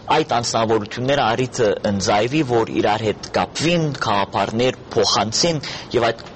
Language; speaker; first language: Armenian; early bilingual, heritage; Armenian